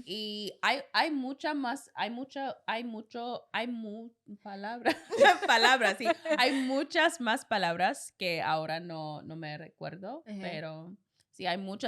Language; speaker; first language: Spanish; non-native, learner; English